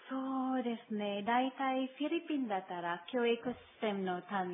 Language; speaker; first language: Japanese; non-native, learner; Filipino